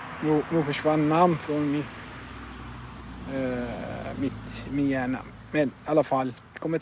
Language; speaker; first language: Swedish; non-native, fluent; Arabic